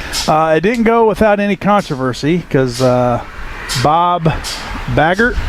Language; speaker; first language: English; native; English